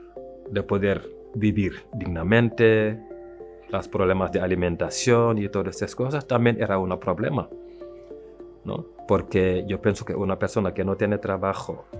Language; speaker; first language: Spanish; non-native, fluent; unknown